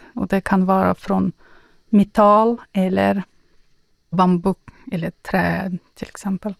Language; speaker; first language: Swedish; non-native, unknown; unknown